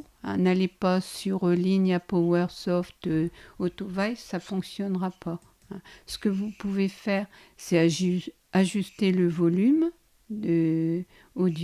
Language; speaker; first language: French; native; French